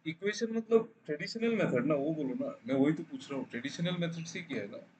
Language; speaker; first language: Hindi; non-native, local second language; Bangla